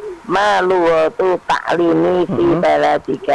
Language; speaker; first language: Arabic; non-native, learner; Indonesian